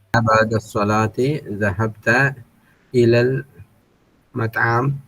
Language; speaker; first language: Arabic; non-native, learner; Tamil